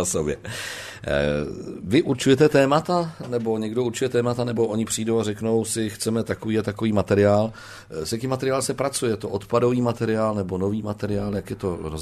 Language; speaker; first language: Czech; native; Czech